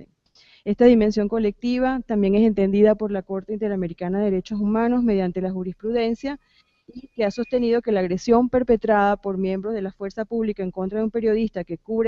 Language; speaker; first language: Spanish; native; Spanish